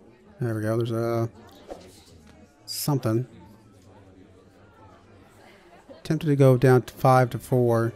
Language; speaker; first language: English; native; English